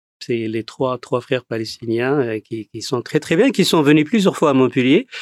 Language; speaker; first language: French; non-native, fluent; Arabic